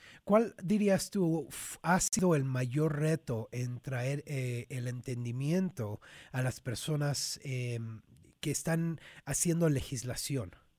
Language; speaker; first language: Spanish; native; Spanish